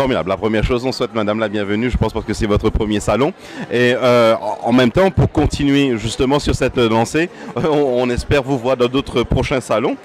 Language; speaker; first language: French; non-native, local second language; Morisyen